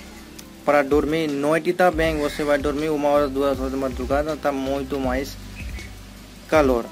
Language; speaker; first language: Portuguese; non-native, learner; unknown